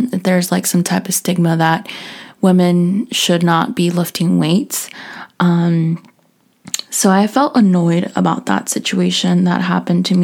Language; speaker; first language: English; native; English